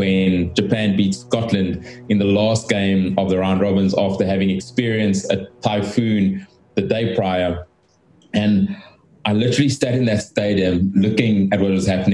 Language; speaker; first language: English; native; English